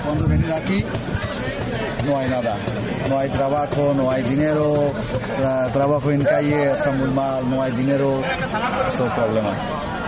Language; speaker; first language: Spanish; non-native, learner; Bangla